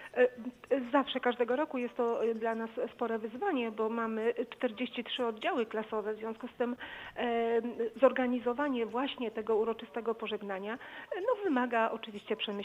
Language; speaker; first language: Polish; native; Polish